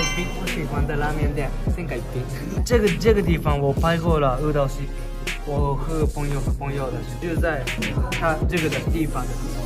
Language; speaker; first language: Chinese; non-native, learner; Japanese